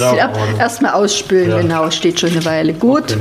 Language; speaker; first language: German; native; German